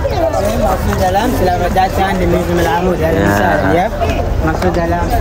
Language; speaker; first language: Indonesian; non-native, learner; Arabic